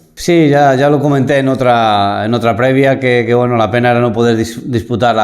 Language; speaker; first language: Spanish; native; Spanish